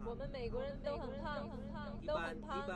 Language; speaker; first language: Chinese; non-native, learner; English